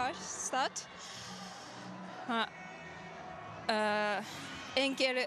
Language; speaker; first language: Dutch; non-native, learner; Japanese